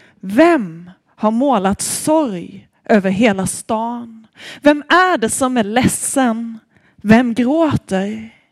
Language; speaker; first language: Swedish; native; Swedish